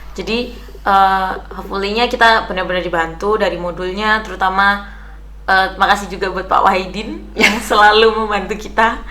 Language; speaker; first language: Indonesian; native; Indonesian